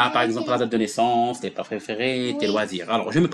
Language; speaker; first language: French; non-native, local second language; Arabic